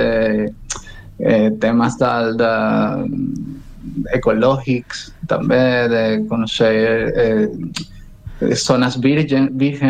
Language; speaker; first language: Catalan; non-native, learner; Spanish